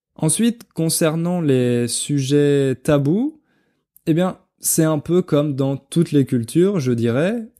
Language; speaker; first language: French; native; French